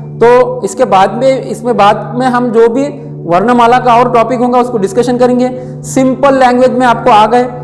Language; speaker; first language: Hindi; non-native, local second language; Marathi